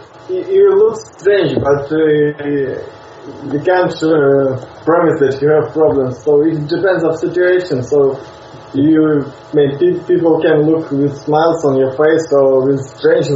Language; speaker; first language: English; non-native, learner; Russian